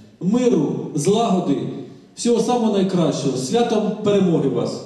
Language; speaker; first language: Ukrainian; native; Ukrainian